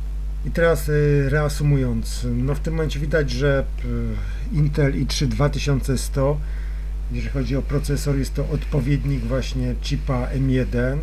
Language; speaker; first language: Polish; native; Polish